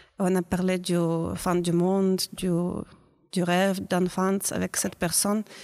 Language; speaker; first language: French; non-native, learner; Ukrainian